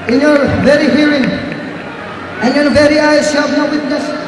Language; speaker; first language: English; non-native, local second language; Filipino